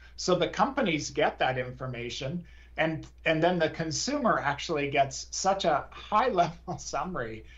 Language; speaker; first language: English; native; English